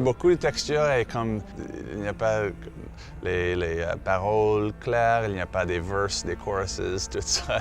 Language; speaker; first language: French; non-native, fluent; English